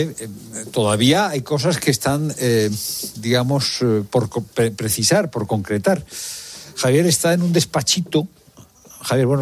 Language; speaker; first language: Spanish; native; Spanish